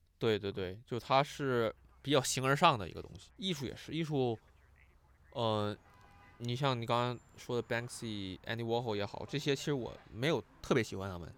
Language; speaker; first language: Chinese; non-native, local second language; Cantonese